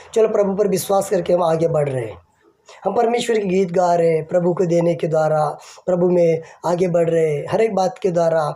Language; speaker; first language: Hindi; non-native, local second language; Marathi